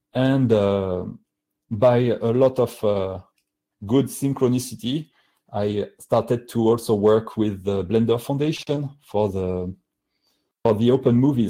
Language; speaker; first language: English; non-native, fluent; French